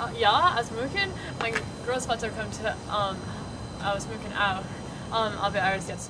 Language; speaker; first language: German; non-native, learner; English